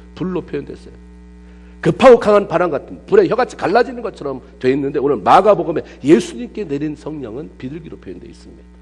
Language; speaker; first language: Korean; native; Korean